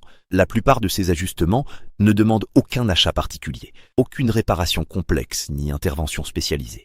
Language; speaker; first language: French; native; French